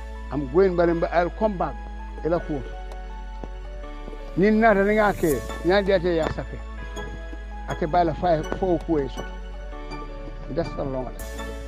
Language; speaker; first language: English; non-native, local second language; Mandingo